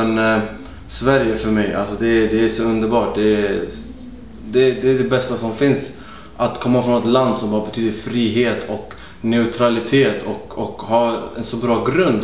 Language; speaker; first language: Swedish; early bilingual, other home language; Arabic